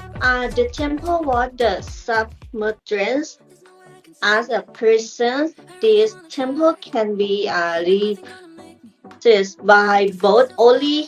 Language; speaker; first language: English; non-native, learner; Thai